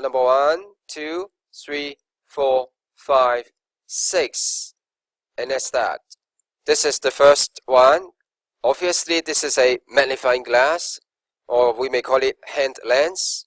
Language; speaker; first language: English; non-native, local second language; Cantonese